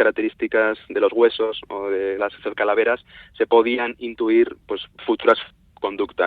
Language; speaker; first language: Spanish; native; Spanish